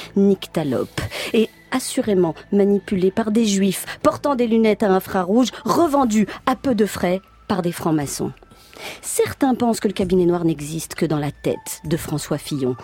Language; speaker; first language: French; native; French